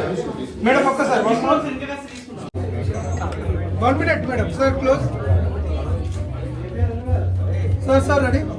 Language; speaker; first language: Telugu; native; Telugu